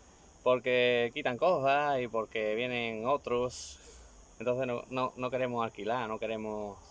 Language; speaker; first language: Spanish; native; Spanish